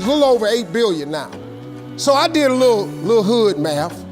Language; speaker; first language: English; native; English